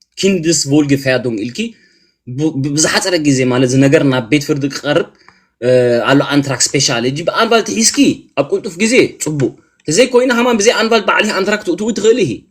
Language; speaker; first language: Tigrinya; early bilingual, heritage; Tigrinya